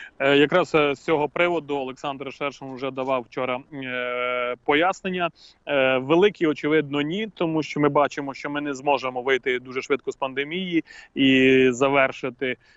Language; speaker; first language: Ukrainian; native; Ukrainian